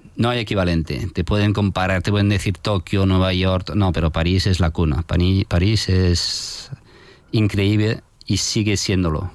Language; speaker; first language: Spanish; non-native, fluent; French